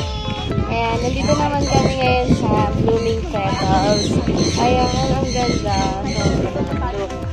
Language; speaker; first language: Filipino; non-native, local second language; Cebuano